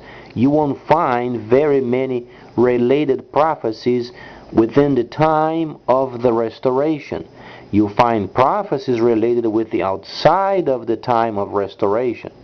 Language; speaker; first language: English; non-native, fluent; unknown